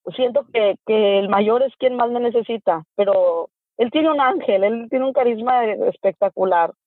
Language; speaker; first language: Spanish; native; Spanish